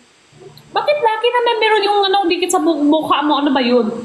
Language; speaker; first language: Filipino; non-native, learner; Korean